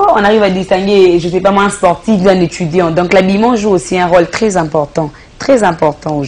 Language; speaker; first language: French; non-native, local second language; Lingala